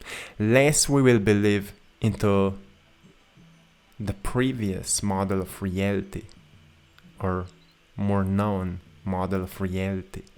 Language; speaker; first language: English; non-native, fluent; Slovenian